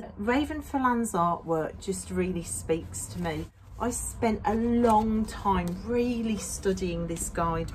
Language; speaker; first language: English; native; English